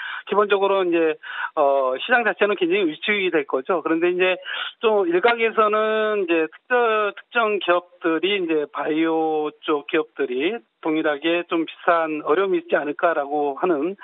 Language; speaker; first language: Korean; native; Korean